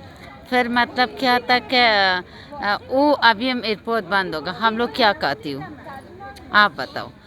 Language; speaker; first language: Hindi; non-native, learner; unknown